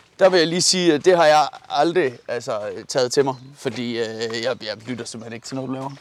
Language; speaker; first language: Danish; early bilingual, other home language; Persian